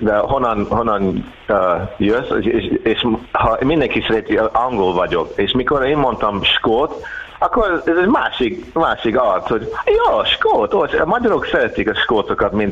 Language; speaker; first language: Hungarian; non-native, learner; English